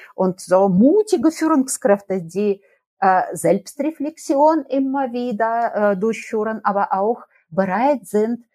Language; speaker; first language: German; non-native, fluent; Russian